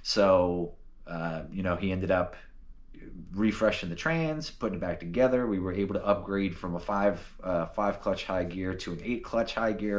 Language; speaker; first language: English; native; English